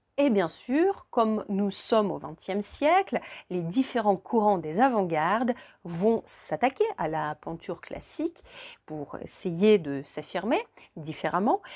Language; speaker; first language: French; non-native, fluent; Russian